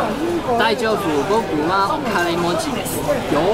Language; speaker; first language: Japanese; non-native, learner; Cantonese